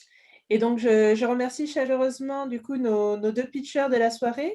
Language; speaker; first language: French; native; French